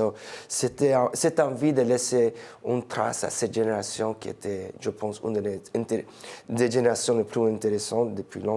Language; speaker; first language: French; non-native, fluent; English